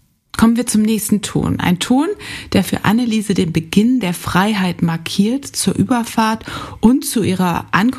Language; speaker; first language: German; native; German